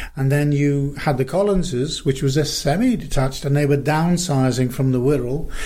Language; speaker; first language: English; native; English